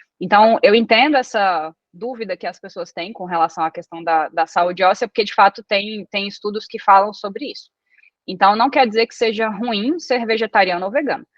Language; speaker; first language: Portuguese; early bilingual, other home language; Italian